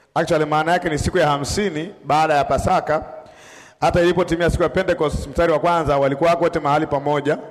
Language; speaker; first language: Swahili; native; Swahili